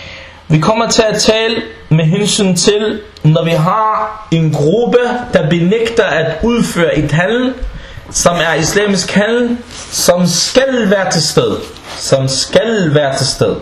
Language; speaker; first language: Danish; non-native, fluent; Arabic